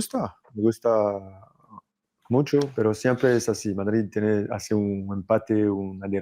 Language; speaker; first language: Spanish; non-native, fluent; French